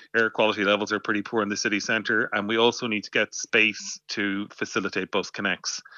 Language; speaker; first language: English; native; English